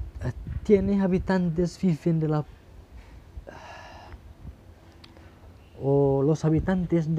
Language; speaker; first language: Spanish; non-native, learner; Indonesian